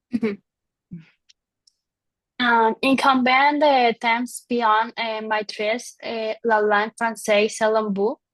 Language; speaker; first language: French; non-native, learner; Spanish